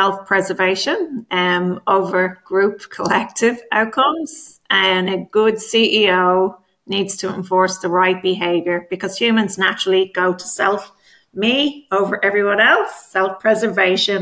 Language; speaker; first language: English; native; English